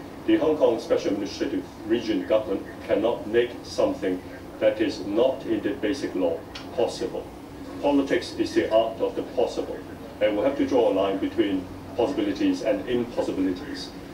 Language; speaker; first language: English; non-native, local second language; Cantonese